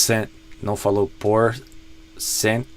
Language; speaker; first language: Portuguese; non-native, fluent; English